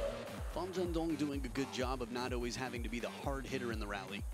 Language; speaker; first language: English; native; English